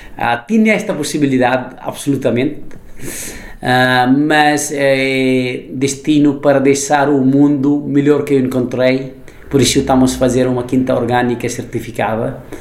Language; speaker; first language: Portuguese; non-native, fluent; Nepali